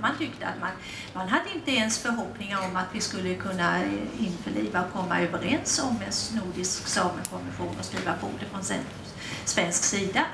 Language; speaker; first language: Swedish; native; Swedish